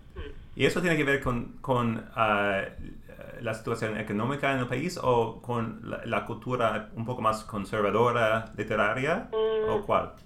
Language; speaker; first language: Spanish; non-native, learner; English